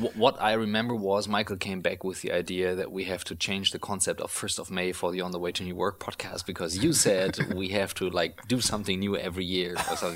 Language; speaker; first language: English; non-native, fluent; German